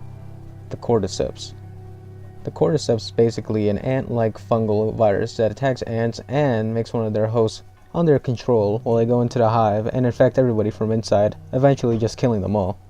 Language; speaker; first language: English; native; English